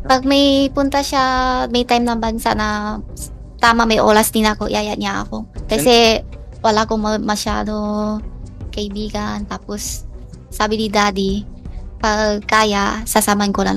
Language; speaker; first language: Filipino; non-native, learner; Chinese